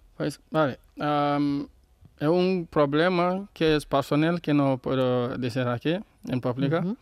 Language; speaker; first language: Spanish; non-native, learner; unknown